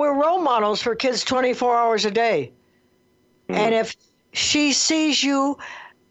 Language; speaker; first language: English; native; English